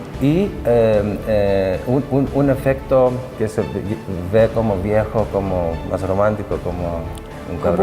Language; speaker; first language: Spanish; non-native, fluent; Greek